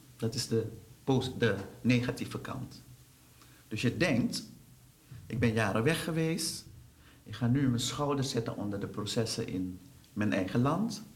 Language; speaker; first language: Dutch; native; Dutch